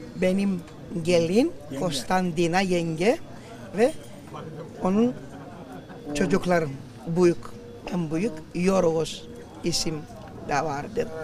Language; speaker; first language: Turkish; non-native, learner; Greek